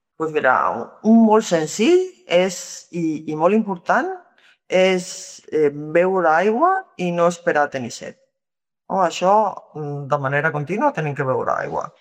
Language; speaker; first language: Catalan; non-native, local second language; Spanish